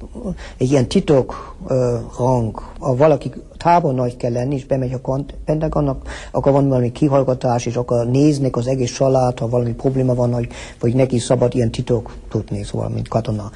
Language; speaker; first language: Hungarian; early bilingual, heritage; Hungarian